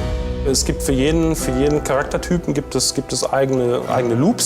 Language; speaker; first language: German; native; German